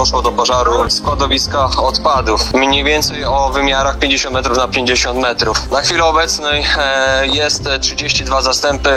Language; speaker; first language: Polish; native; Polish